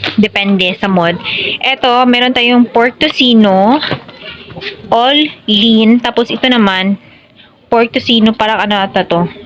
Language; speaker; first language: Filipino; native; Filipino